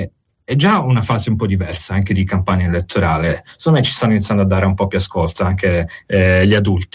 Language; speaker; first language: Italian; native; Italian